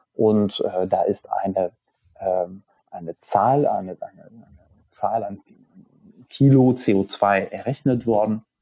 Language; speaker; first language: German; non-native, fluent; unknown